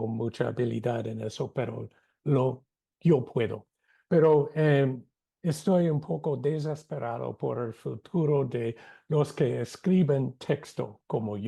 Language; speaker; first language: Spanish; non-native, fluent; English